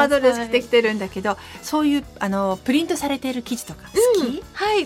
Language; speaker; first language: Japanese; native; Japanese